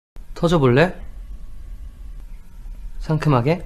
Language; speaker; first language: Korean; native; Korean